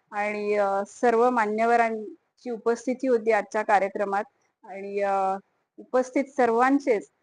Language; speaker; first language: Marathi; native; Marathi